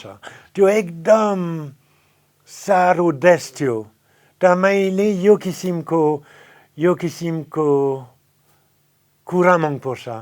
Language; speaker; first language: Nepali; non-native, fluent; French